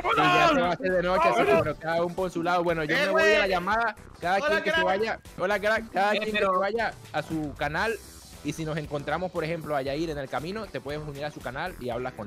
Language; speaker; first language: Spanish; native; Spanish